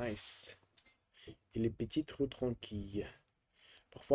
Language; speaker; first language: French; non-native, learner; Russian